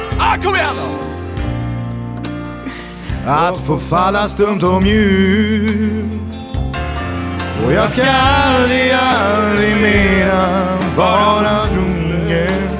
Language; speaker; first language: Swedish; native; Swedish